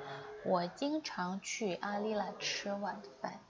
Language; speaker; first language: Chinese; non-native, fluent; Indonesian